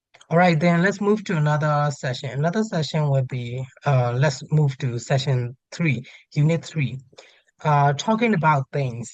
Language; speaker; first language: English; non-native, fluent; Burmese